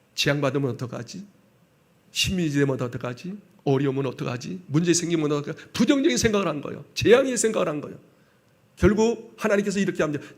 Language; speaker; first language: Korean; native; Korean